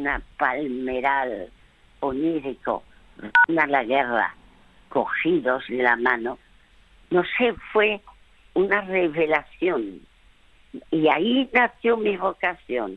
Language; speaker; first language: Spanish; early bilingual, other home language; French